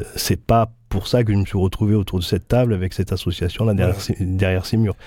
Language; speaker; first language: French; native; French